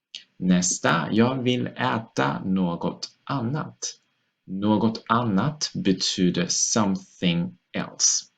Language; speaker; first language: Swedish; non-native, fluent; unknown